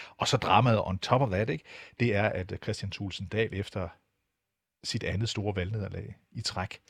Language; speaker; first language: Danish; native; Danish